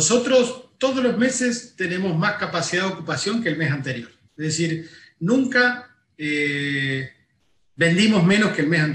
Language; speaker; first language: Spanish; native; Spanish